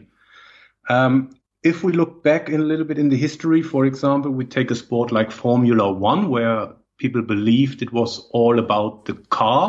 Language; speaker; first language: English; non-native, fluent; German